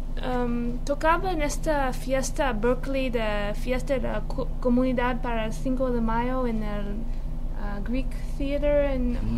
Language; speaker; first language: Spanish; non-native, fluent; English